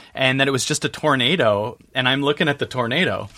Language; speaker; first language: English; native; English